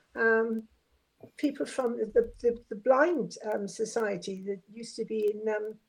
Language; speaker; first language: English; native; English